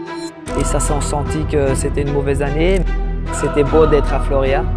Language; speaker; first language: French; non-native, local second language; Dutch